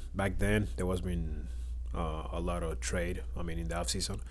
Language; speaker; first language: English; non-native, learner; Spanish